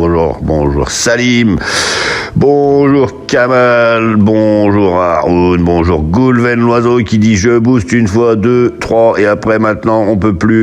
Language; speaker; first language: French; native; French